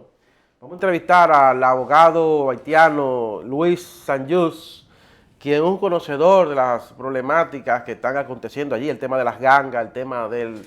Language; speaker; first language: Spanish; native; Spanish